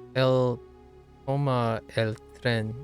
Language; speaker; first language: Spanish; non-native, learner; English